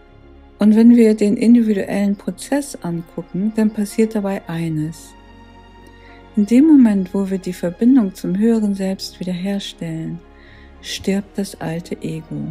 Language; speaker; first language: German; native; German